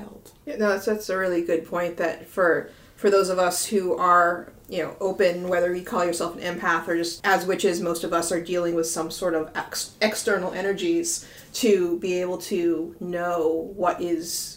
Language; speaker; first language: English; native; English